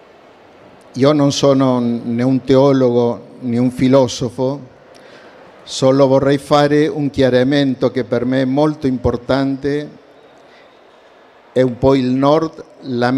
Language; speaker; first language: Italian; non-native, learner; Spanish